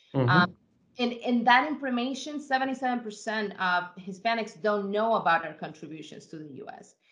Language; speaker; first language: English; non-native, fluent; Spanish